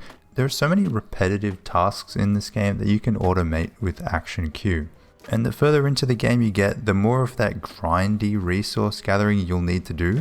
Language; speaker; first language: English; native; English